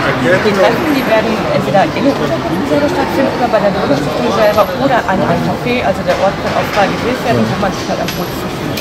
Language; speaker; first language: German; native; German